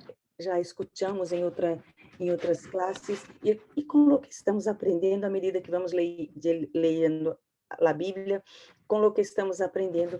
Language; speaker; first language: Portuguese; non-native, learner; Spanish